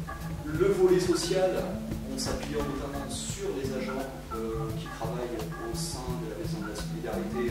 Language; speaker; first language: French; native; French